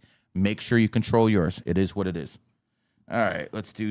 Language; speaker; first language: English; native; English